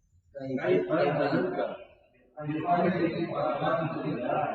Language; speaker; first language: Arabic; non-native, fluent; Indonesian